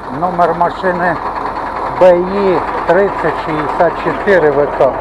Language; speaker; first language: Ukrainian; native; Ukrainian